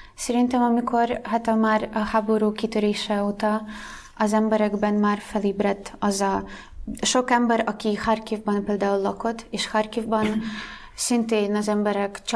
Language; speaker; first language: Hungarian; non-native, fluent; Ukrainian